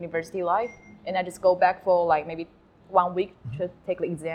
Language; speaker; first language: English; non-native, fluent; Chinese